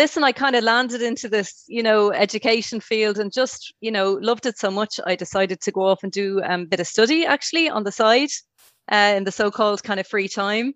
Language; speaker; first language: English; native; English